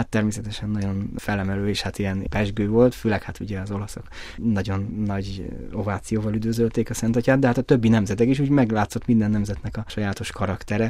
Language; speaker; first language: Hungarian; native; Hungarian